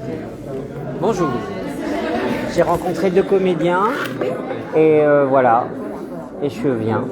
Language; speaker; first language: French; native; French